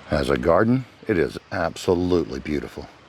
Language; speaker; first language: English; native; English